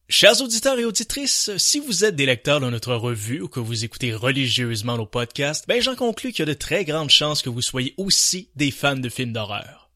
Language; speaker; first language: French; native; French